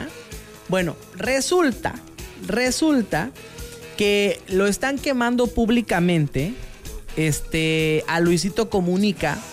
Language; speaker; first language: Spanish; native; Spanish